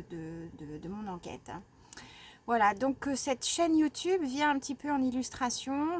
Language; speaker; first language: French; native; French